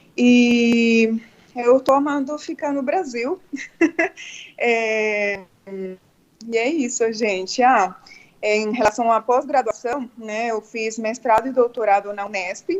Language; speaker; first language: Portuguese; non-native, fluent; Spanish